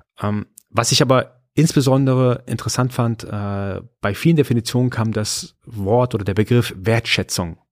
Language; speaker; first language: German; early bilingual, other home language; Persian